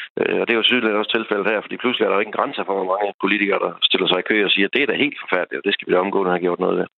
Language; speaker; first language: Danish; native; Danish